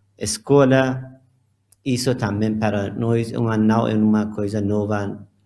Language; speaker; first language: Portuguese; non-native, learner; Persian